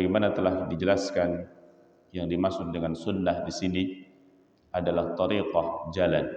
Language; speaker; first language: Indonesian; native; Indonesian